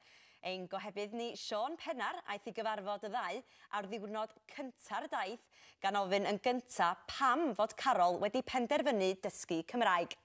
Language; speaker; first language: Welsh; native; Welsh